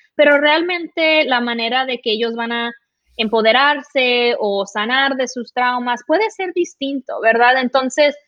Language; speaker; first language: Spanish; early bilingual, heritage; Spanish